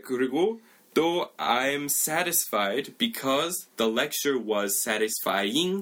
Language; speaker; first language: English; native; English